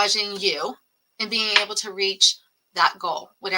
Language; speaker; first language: English; native; English